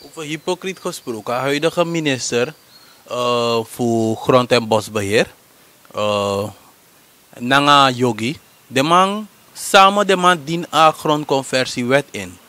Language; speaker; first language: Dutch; native; Dutch